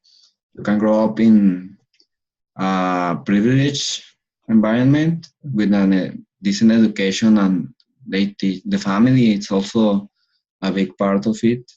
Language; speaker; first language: English; non-native, learner; Spanish